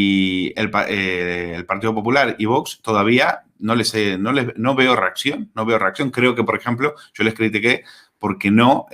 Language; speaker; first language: Spanish; native; Spanish